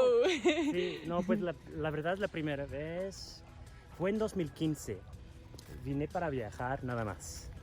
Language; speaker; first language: Spanish; non-native, fluent; English